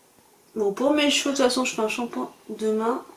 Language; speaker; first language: French; native; French